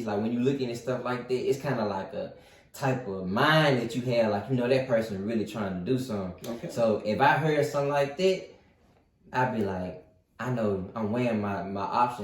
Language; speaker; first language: English; native; English